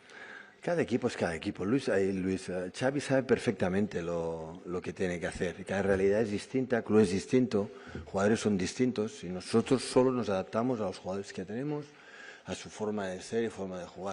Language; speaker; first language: Spanish; native; Spanish